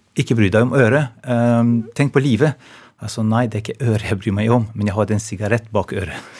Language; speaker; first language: Norwegian; non-native, fluent; Albanian